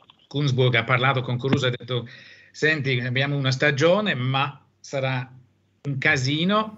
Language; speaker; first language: Italian; non-native, fluent; English